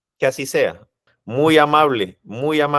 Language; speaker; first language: Spanish; native; Spanish